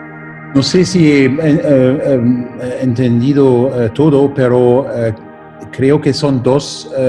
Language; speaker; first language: Spanish; non-native, fluent; German